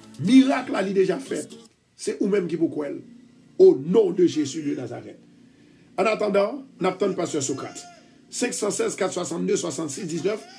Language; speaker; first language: French; non-native, local second language; Haitian Creole